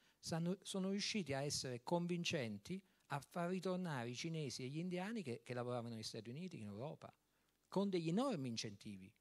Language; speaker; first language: Italian; native; Italian